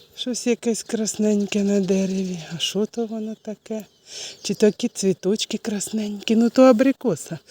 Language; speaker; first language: Ukrainian; native; Ukrainian